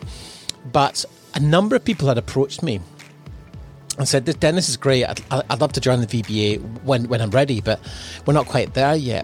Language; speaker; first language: English; native; English